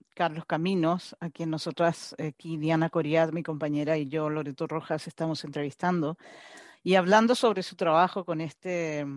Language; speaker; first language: Spanish; native; Spanish